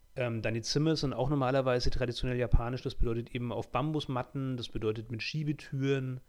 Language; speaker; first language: German; native; German